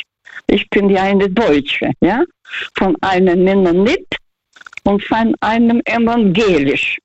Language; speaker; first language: German; non-native, fluent; Russian